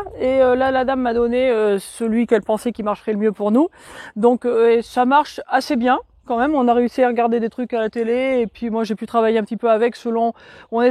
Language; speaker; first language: French; native; French